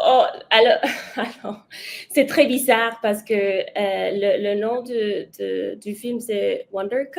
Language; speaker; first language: French; non-native, learner; Spanish